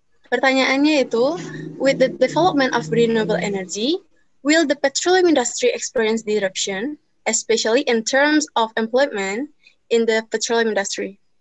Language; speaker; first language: English; non-native, learner; Indonesian